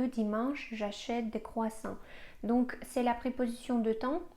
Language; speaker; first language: French; non-native, fluent; Russian